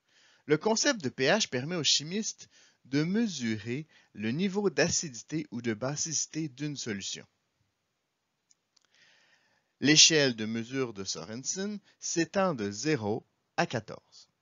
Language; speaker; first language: French; native; French